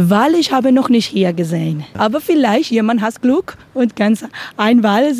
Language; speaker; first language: German; non-native, learner; Spanish